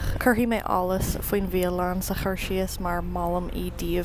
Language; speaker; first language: Irish; non-native, learner; English